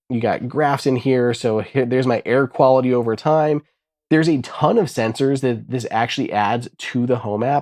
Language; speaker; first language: English; native; English